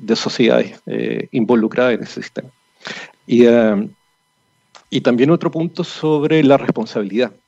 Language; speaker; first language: Spanish; native; Spanish